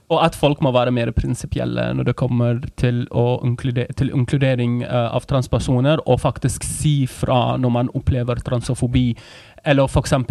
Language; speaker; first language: Norwegian; non-native, fluent; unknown